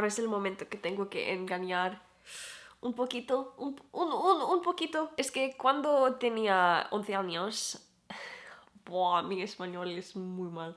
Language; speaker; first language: Spanish; non-native, learner; German